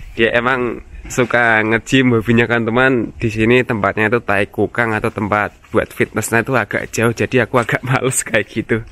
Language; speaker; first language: Indonesian; native; Indonesian